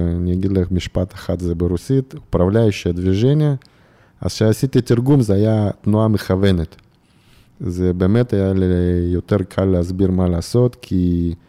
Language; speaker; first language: Hebrew; non-native, fluent; Russian